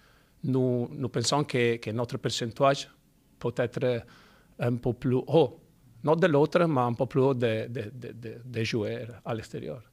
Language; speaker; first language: French; non-native, fluent; Italian